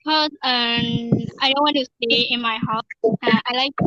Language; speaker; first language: English; non-native, learner; Burmese